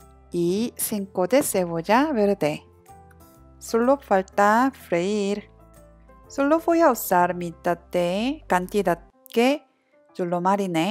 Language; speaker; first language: Spanish; non-native, learner; Korean